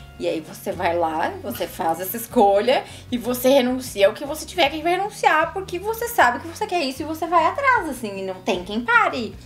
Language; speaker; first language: Portuguese; native; Portuguese